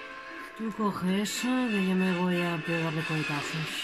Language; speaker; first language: Spanish; native; Spanish